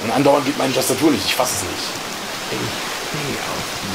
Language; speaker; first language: German; native; German